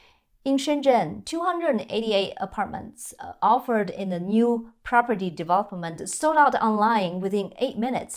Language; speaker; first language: English; non-native, fluent; Chinese